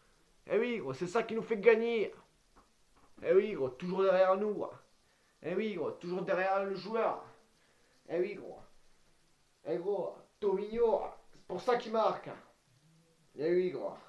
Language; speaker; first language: French; native; French